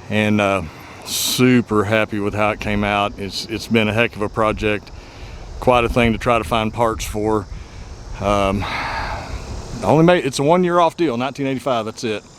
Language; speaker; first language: English; native; English